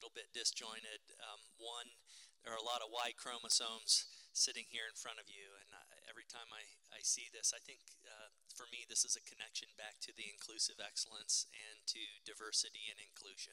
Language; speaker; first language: English; native; English